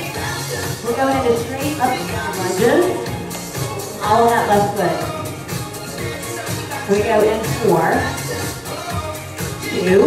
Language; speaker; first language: English; native; English